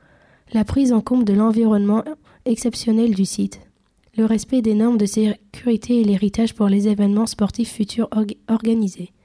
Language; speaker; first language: French; native; French